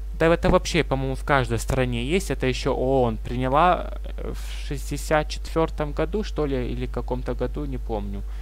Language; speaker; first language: Russian; native; Russian